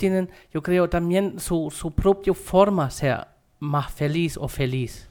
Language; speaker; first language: Spanish; non-native, fluent; German